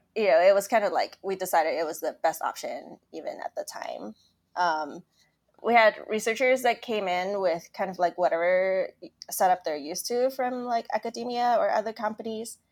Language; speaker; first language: English; non-native, local second language; Cantonese